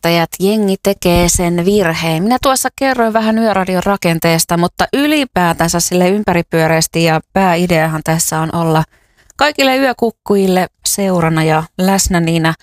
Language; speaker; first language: Finnish; native; Finnish